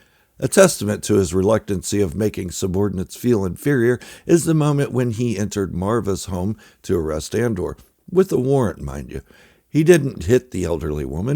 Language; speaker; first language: English; native; English